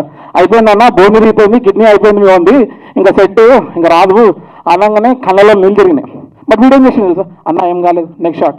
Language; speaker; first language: Telugu; native; Telugu